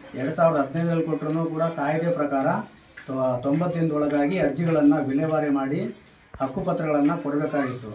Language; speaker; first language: Kannada; non-native, local second language; Lambadi